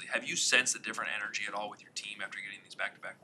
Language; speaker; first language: English; native; English